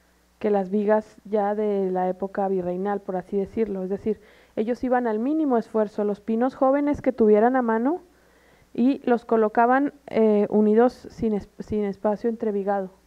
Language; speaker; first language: Spanish; native; Spanish